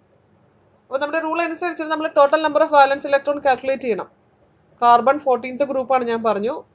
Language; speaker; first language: Malayalam; native; Malayalam